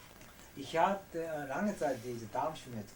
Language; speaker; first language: German; non-native, learner; Korean